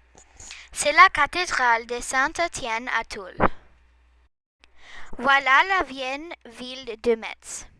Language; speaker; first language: French; non-native, learner; English